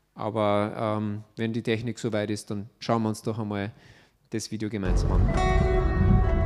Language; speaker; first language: German; native; German